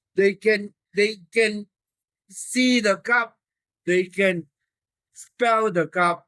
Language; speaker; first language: English; non-native, local second language; Malay